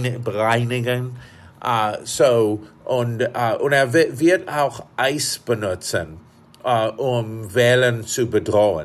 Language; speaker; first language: German; non-native, fluent; English